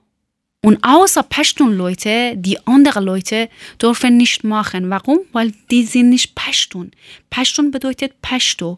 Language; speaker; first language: German; non-native, learner; Persian